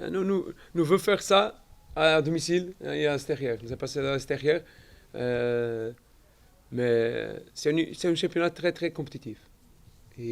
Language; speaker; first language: French; non-native, learner; Portuguese